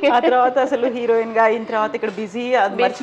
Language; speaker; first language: Telugu; native; Telugu